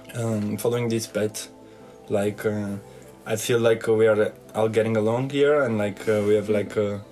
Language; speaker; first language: English; non-native, fluent; Portuguese